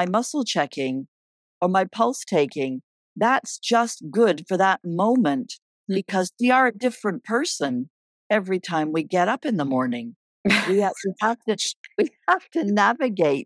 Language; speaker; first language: English; native; English